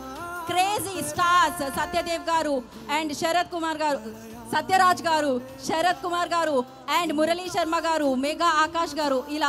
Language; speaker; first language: Telugu; native; Telugu